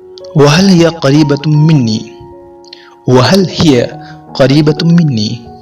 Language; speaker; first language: Arabic; non-native, fluent; Urdu